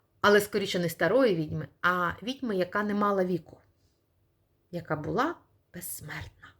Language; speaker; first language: Ukrainian; non-native, local second language; Russian